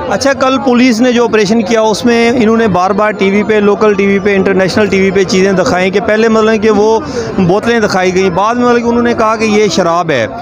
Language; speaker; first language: Urdu; non-native, local second language; Punjabi